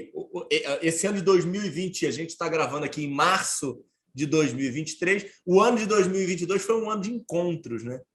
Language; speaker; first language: Portuguese; native; Portuguese